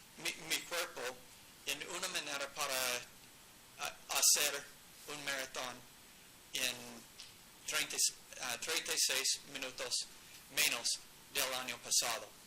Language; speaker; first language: Spanish; non-native, learner; English